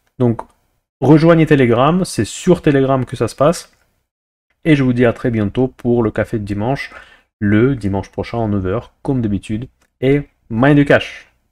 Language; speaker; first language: French; non-native, fluent; Russian